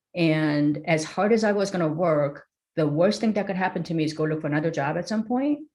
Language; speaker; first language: English; early bilingual, other home language; Korean